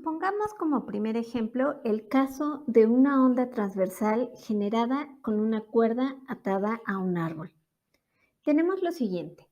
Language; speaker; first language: Spanish; native; Spanish